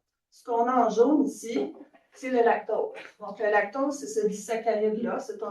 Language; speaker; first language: French; native; French